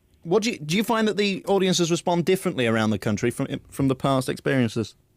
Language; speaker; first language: English; native; English